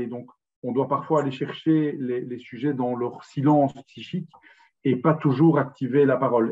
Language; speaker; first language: French; native; French